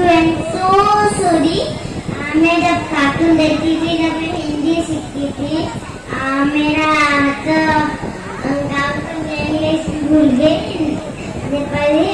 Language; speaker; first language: Hindi; non-native, local second language; Nepali